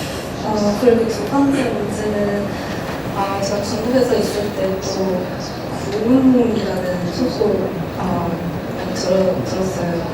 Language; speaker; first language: Korean; non-native, learner; Chinese